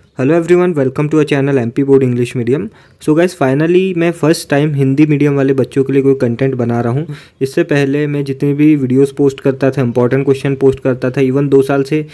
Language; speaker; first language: Hindi; native; Hindi